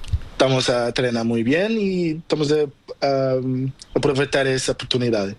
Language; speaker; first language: Spanish; non-native, learner; Portuguese